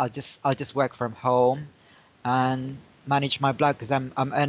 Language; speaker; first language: English; non-native, local second language; Filipino